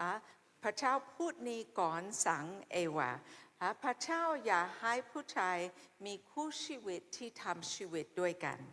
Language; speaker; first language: Thai; non-native, fluent; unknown